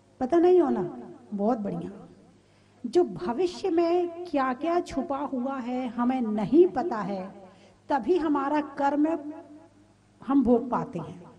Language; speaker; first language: Hindi; native; Hindi